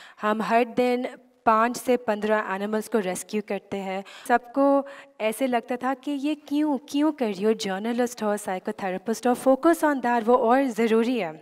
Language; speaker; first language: Urdu; native; Urdu